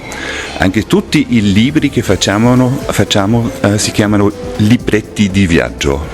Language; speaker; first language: Italian; non-native, fluent; German